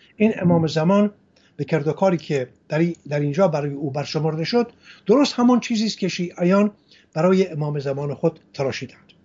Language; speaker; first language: Persian; non-native, local second language; Assyrian Neo-Aramaic